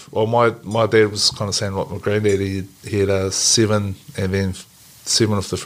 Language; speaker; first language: English; native; English